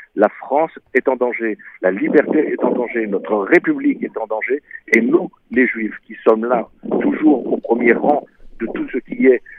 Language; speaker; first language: French; native; French